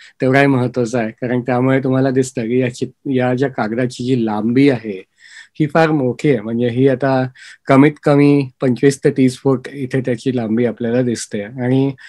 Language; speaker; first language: Marathi; native; Marathi